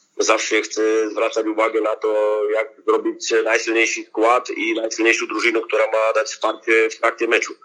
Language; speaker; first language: Polish; non-native, learner; Slovak